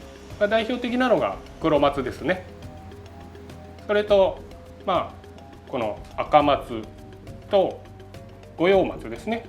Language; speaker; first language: Japanese; native; Japanese